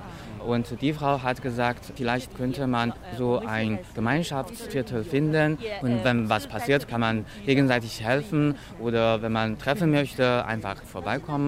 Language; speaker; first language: German; non-native, fluent; Chinese